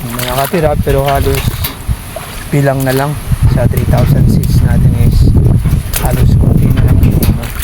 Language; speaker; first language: Filipino; non-native, local second language; Aklanon